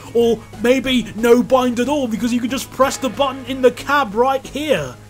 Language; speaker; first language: English; native; English